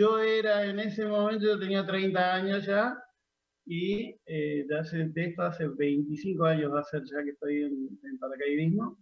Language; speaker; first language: Spanish; native; Spanish